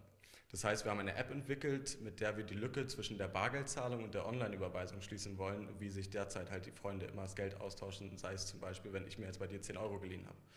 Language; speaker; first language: German; native; German